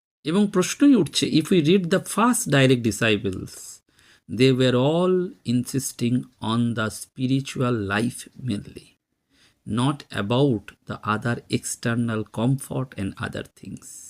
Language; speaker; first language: English; non-native, local second language; Bangla